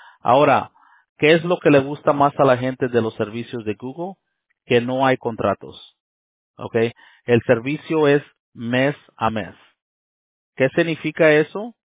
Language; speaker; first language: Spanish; early bilingual, heritage; Spanish